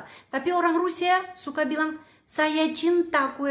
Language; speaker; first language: Indonesian; non-native, fluent; Russian